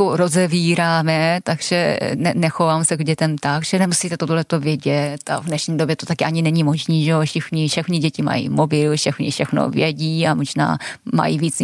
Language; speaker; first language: Czech; non-native, fluent; Japanese